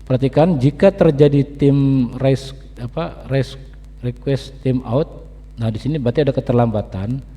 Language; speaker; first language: Indonesian; native; Indonesian